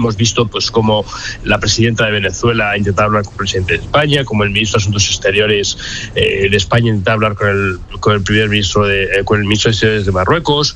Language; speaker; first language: Spanish; native; Spanish